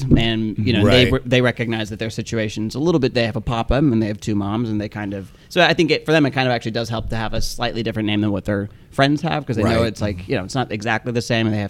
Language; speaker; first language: English; native; English